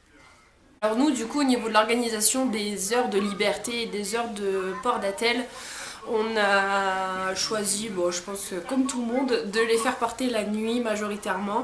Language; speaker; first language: French; native; French